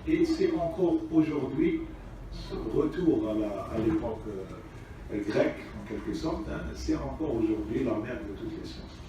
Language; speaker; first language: French; non-native, local second language; Arabic